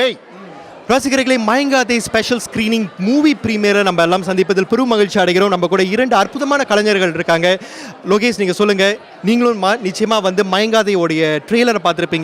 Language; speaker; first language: Tamil; native; Tamil